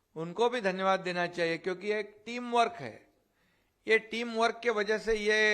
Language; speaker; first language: Hindi; non-native, local second language; Marathi